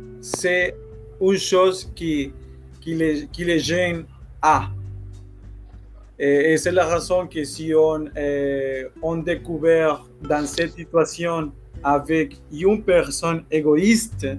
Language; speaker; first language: French; non-native, learner; Spanish